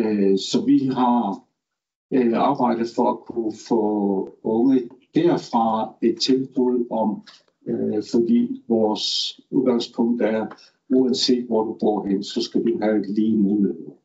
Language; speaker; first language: Danish; non-native, local second language; Kalaallisut